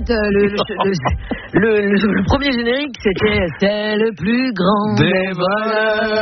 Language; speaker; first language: French; native; French